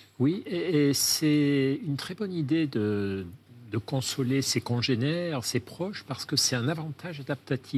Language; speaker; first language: French; native; French